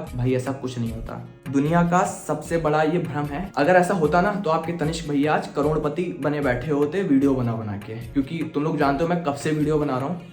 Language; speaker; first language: Hindi; native; Hindi